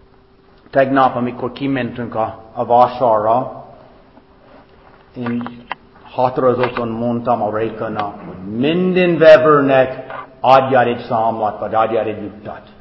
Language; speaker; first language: Hungarian; non-native, fluent; English